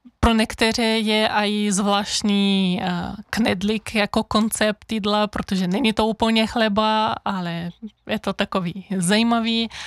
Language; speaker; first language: Czech; non-native, fluent; Bulgarian